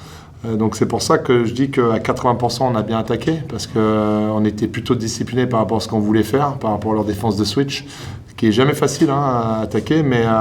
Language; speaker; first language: French; native; French